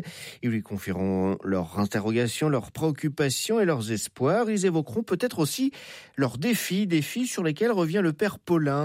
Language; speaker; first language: French; native; French